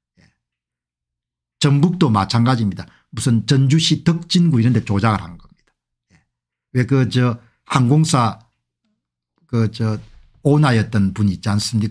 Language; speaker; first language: Korean; native; Korean